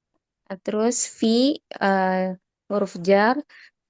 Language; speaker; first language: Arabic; non-native, learner; Indonesian